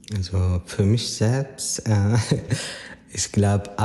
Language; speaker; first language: German; non-native, fluent; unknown